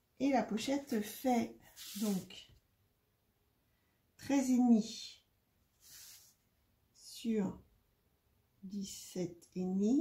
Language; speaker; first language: French; native; French